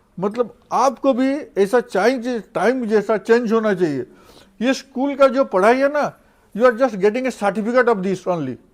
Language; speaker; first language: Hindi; non-native, local second language; Odia